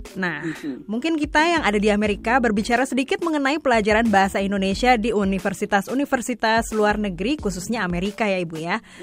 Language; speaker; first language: Indonesian; native; Indonesian